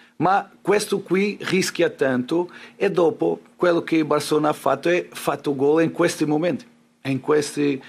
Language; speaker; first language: Italian; non-native, learner; Portuguese